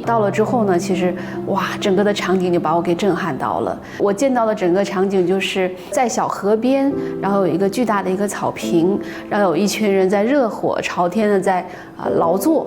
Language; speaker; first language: Chinese; native; Chinese